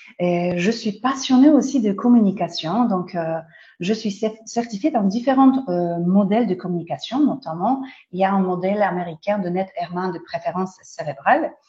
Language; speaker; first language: French; non-native, fluent; Polish